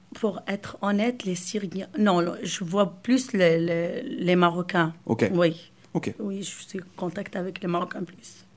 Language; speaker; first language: French; non-native, local second language; Arabic